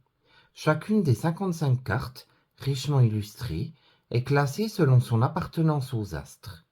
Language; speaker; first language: French; native; French